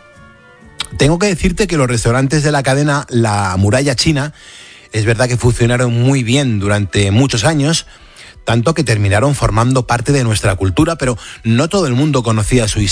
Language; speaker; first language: Spanish; native; Spanish